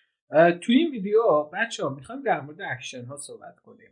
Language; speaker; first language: Persian; native; Persian